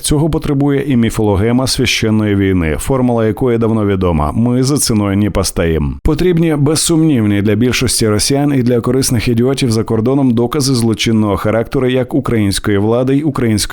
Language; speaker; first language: Ukrainian; native; Ukrainian